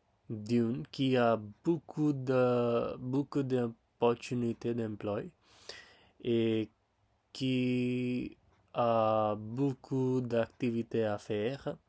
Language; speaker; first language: French; non-native, learner; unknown